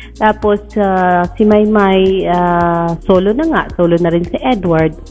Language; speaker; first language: Filipino; native; Filipino